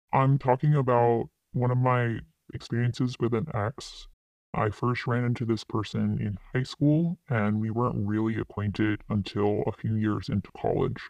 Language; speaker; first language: English; native; English